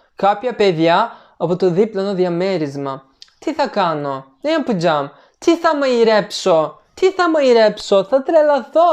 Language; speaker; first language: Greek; non-native, fluent; Turkish